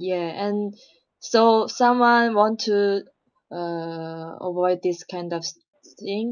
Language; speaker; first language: English; non-native, learner; Chinese